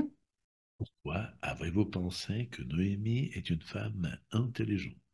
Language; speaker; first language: French; non-native, fluent; Russian